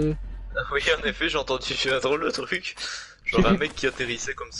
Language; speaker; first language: French; native; French